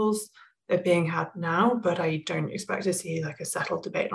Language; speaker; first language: English; native; English